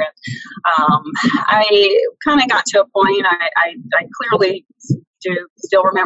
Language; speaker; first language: English; native; English